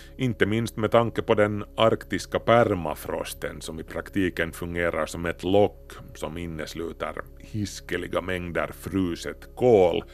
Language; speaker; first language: Swedish; native; Swedish